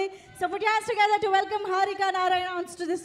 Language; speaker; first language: Telugu; native; Telugu